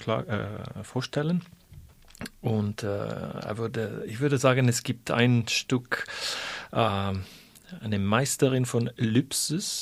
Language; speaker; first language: German; non-native, fluent; Italian